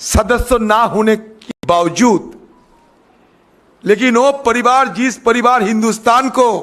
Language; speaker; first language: Hindi; non-native, local second language; Bangla